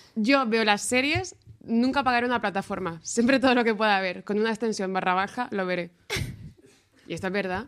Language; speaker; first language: Spanish; native; Spanish